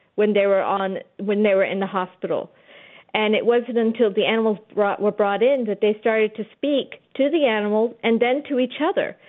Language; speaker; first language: English; early bilingual, other home language; Urdu